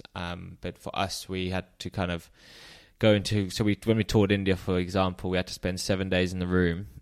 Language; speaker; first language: English; native; English